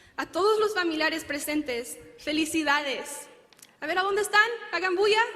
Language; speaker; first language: Spanish; early bilingual, heritage; Spanish